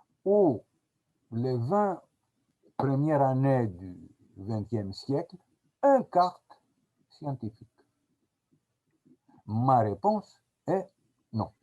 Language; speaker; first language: French; non-native, fluent; Greek